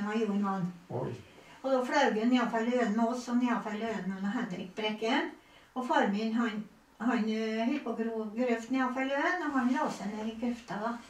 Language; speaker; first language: Norwegian; native; Norwegian